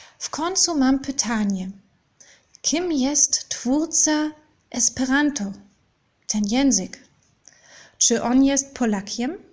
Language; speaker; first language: Polish; non-native, learner; German